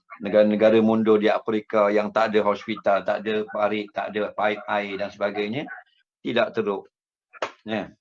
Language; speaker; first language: Malay; native; Malay